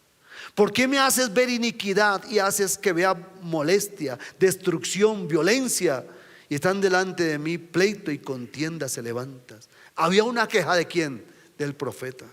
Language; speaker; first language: Spanish; native; Spanish